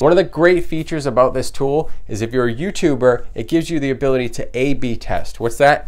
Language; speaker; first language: English; native; English